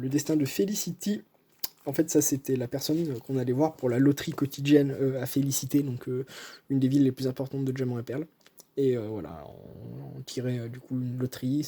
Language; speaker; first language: French; native; French